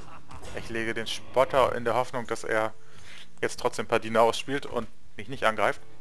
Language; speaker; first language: German; native; German